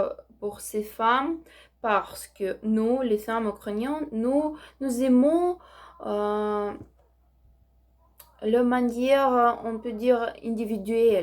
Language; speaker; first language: French; non-native, learner; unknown